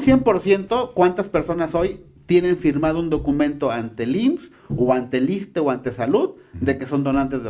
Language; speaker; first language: Spanish; native; Spanish